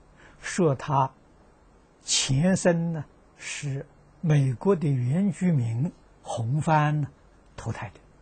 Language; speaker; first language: Chinese; native; Chinese